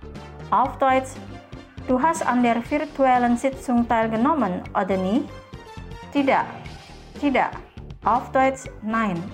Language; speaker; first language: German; non-native, fluent; Indonesian